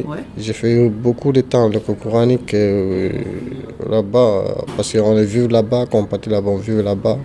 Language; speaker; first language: French; non-native, learner; Bambara